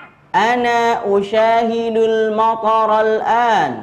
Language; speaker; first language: Arabic; non-native, fluent; Indonesian